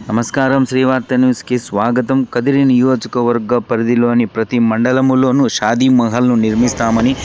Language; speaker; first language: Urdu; native; Urdu